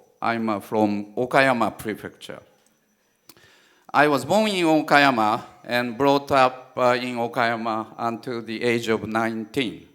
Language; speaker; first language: English; non-native, fluent; Japanese